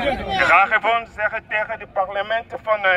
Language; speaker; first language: Dutch; non-native, learner; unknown